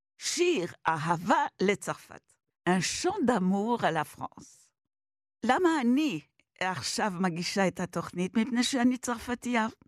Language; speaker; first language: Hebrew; non-native, fluent; French